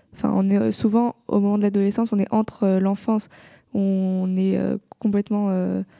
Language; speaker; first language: French; native; French